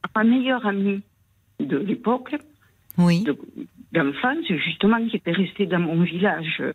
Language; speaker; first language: French; native; French